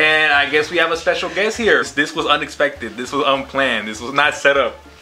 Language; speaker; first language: English; early bilingual, other home language; Spanish